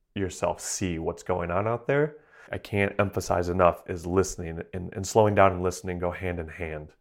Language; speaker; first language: English; native; English